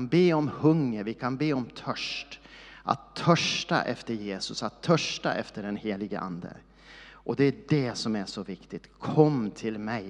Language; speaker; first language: Swedish; native; Swedish